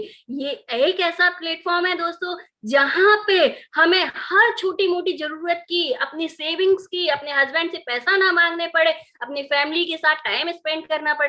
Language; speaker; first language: Hindi; native; Hindi